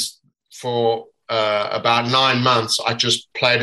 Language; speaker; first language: English; native; English